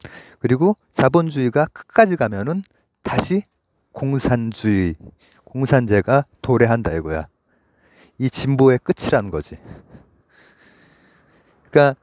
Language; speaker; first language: Korean; native; Korean